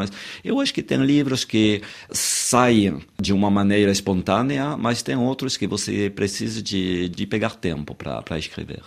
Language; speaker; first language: Portuguese; non-native, fluent; French